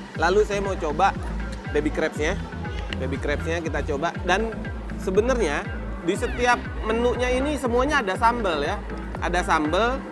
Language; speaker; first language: Indonesian; native; Indonesian